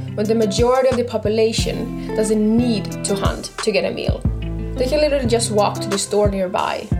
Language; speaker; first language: English; non-native, fluent; Swedish